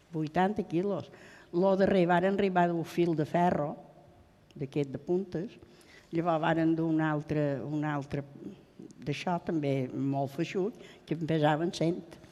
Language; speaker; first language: Catalan; native; Catalan